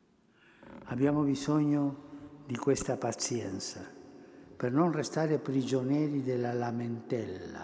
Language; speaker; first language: Italian; early bilingual, heritage; Spanish